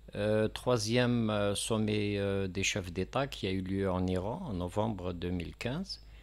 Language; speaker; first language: French; non-native, local second language; Kabyle